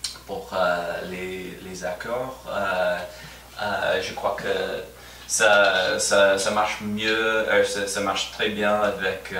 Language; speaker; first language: French; non-native, fluent; English